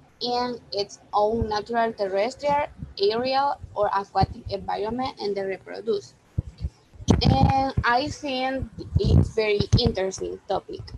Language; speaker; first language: English; non-native, learner; Spanish